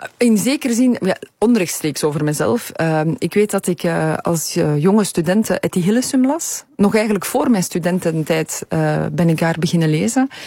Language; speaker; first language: Dutch; early bilingual, other home language; Polish